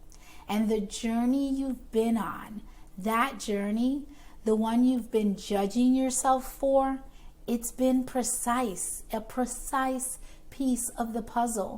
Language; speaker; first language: English; native; English